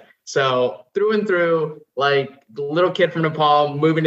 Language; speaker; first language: English; non-native, local second language; Nepali